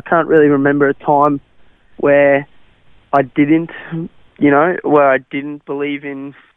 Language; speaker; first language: English; non-native, local second language; Afrikaans